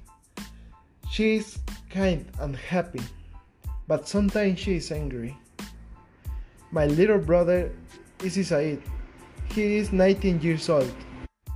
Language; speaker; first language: English; non-native, learner; Spanish